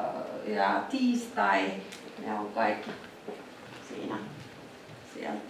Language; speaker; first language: Finnish; non-native, fluent; Icelandic